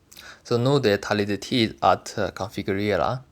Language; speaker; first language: Swedish; non-native, learner; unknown